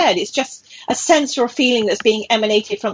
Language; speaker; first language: English; native; English